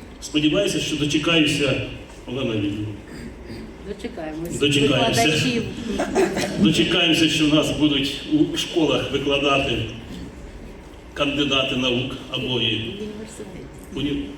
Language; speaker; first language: Ukrainian; native; Ukrainian